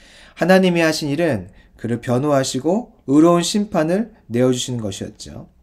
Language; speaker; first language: Korean; native; Korean